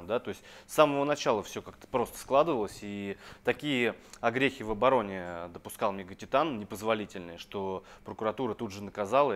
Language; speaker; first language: Russian; native; Russian